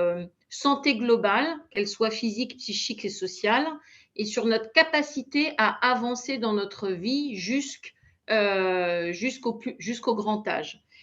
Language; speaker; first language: French; native; French